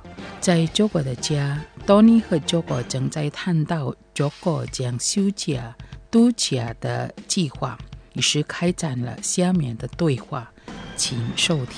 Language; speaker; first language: Chinese; non-native, fluent; Indonesian